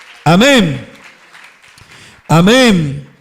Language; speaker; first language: Spanish; native; Spanish